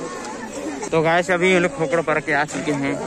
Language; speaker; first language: Hindi; native; Hindi